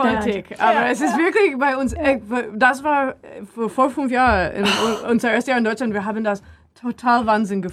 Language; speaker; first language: German; non-native, learner; English